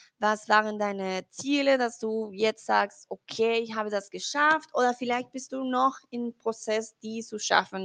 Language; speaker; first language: German; non-native, learner; Spanish